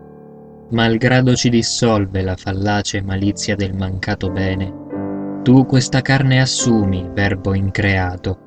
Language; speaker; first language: Italian; native; Italian